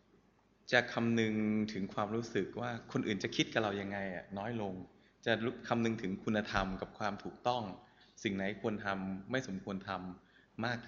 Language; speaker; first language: Thai; native; Thai